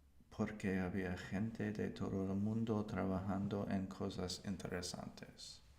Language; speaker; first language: Spanish; non-native, learner; English